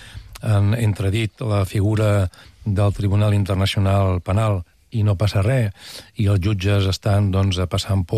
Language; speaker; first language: Catalan; native; Catalan